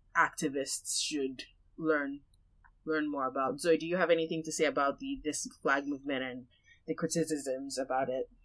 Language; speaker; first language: English; non-native, local second language; Yoruba